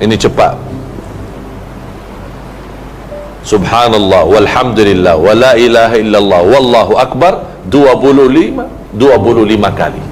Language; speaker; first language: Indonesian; non-native, fluent; Arabic